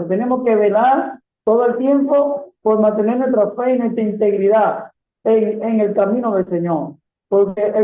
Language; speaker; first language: Spanish; native; Spanish